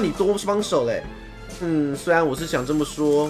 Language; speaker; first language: Chinese; native; Chinese